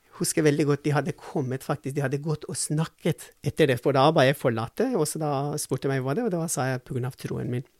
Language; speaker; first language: Norwegian; non-native, fluent; Persian